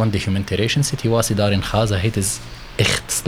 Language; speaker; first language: Dutch; non-native, learner; Arabic